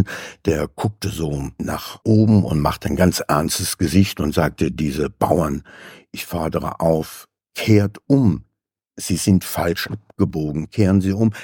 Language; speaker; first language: German; native; German